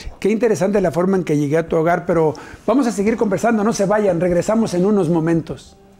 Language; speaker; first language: Spanish; native; Spanish